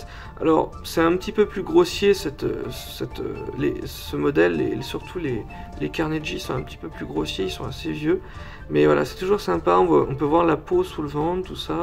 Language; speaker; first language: French; native; French